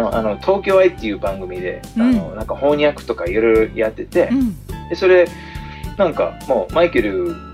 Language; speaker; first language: Japanese; non-native, fluent; English